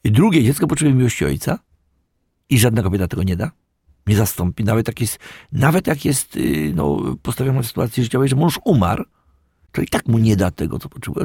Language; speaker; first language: Polish; native; Polish